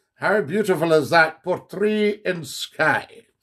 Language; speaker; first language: English; native; English